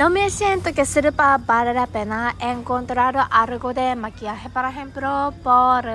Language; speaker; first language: Spanish; non-native, learner; Japanese